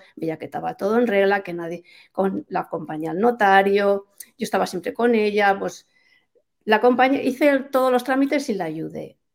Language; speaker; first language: Spanish; native; Spanish